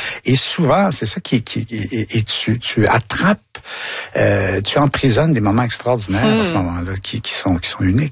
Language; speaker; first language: French; native; French